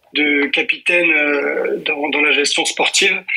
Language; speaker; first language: French; native; French